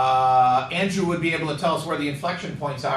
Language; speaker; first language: English; native; English